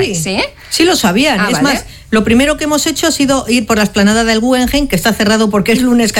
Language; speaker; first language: Spanish; native; Spanish